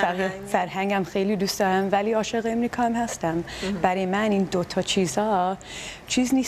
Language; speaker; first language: Persian; early bilingual, heritage; Persian